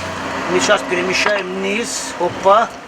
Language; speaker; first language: Russian; non-native, local second language; Tajik